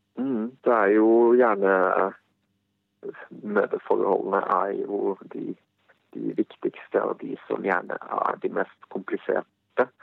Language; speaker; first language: Norwegian; early bilingual, other home language; Bosnian